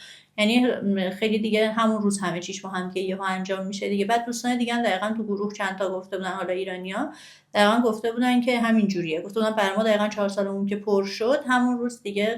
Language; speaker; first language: Persian; native; Persian